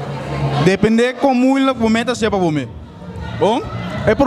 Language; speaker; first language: Portuguese; non-native, learner; Dutch